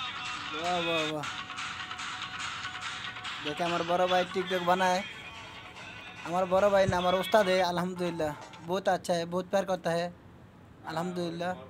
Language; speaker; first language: Hindi; non-native, learner; Bangla